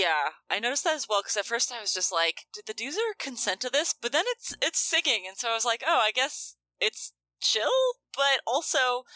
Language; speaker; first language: English; native; English